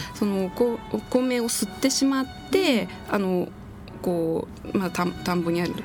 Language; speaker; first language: Japanese; native; Japanese